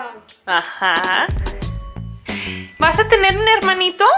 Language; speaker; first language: Spanish; early bilingual, heritage; Spanish